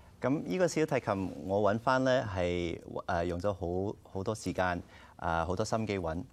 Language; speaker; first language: Cantonese; early bilingual, heritage; Cantonese